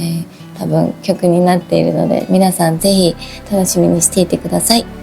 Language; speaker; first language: Japanese; native; Japanese